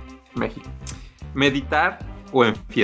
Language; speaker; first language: Spanish; native; Spanish